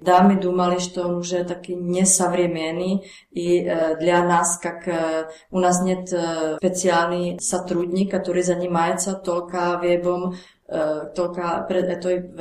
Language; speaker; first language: Russian; non-native, learner; Czech